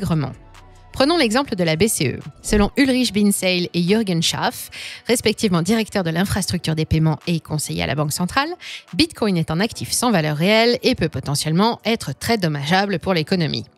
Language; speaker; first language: French; native; French